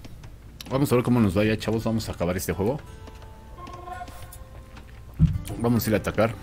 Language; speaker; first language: Spanish; native; Spanish